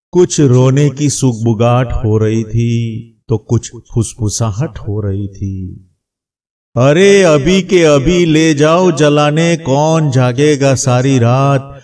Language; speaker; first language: Hindi; non-native, local second language; Gujarati